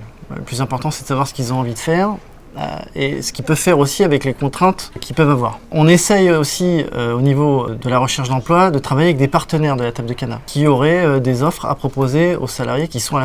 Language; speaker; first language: French; native; French